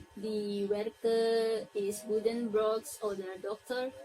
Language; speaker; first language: German; non-native, learner; Indonesian